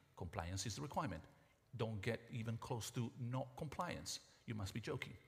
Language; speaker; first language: English; non-native, fluent; Italian